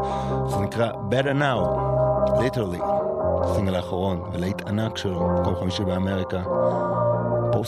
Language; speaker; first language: Hebrew; native; Hebrew